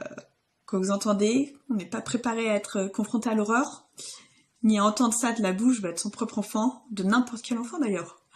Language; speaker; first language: French; native; French